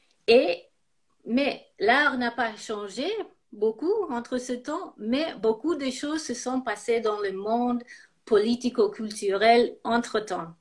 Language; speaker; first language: French; non-native, fluent; English